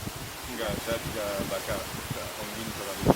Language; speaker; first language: Indonesian; non-native, learner; French